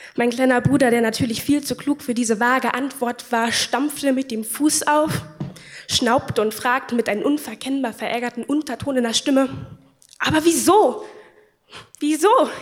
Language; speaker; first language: German; native; German